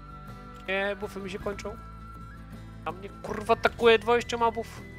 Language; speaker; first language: Polish; native; Polish